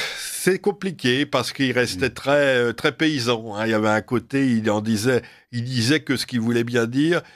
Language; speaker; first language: French; native; French